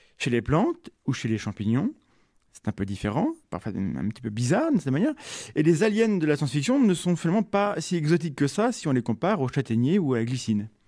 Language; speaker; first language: French; native; French